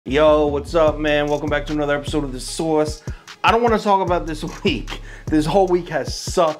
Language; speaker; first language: English; native; English